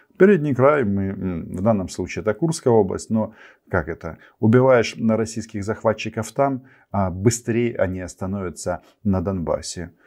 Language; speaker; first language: Russian; non-native, local second language; Ukrainian